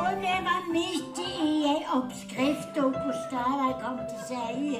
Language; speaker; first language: Norwegian; native; Norwegian